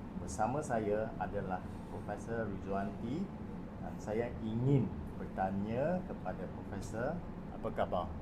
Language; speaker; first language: Malay; non-native, local second language; Chinese